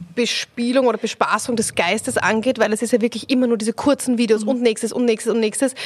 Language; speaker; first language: German; native; German